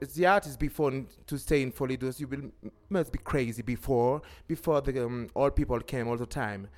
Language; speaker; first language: English; non-native, learner; French